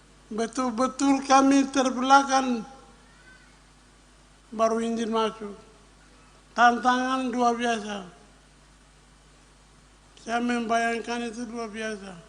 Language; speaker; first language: Indonesian; non-native, local second language; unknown